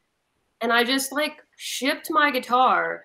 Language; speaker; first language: English; native; English